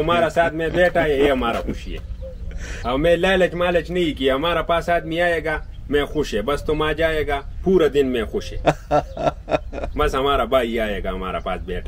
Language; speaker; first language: Hindi; non-native, local second language; Pashto